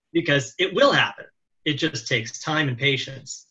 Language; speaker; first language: English; native; English